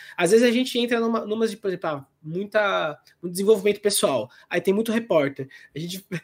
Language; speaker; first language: Portuguese; native; Portuguese